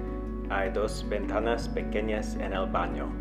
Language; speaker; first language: Spanish; non-native, learner; English